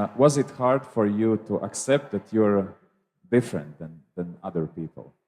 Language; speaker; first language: English; non-native, fluent; Latvian